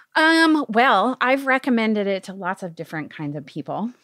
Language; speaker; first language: English; native; English